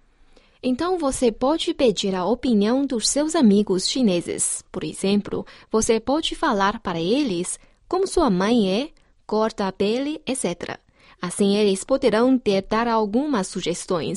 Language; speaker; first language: Portuguese; non-native, fluent; Chinese